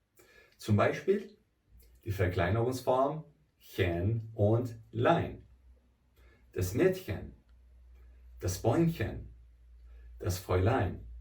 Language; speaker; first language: German; non-native, fluent; Persian